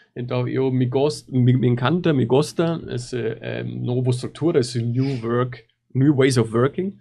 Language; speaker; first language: Portuguese; non-native, learner; German